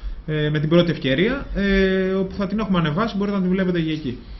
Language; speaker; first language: Greek; native; Greek